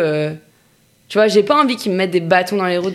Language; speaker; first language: French; native; French